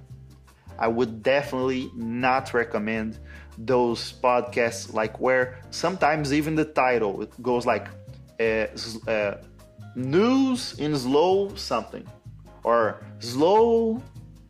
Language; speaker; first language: English; non-native, fluent; Portuguese